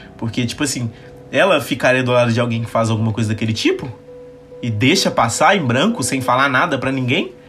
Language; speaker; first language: Portuguese; native; Portuguese